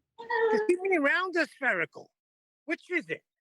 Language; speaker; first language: English; native; English